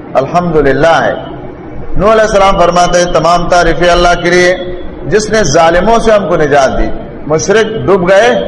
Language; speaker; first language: Urdu; non-native, local second language; Pashto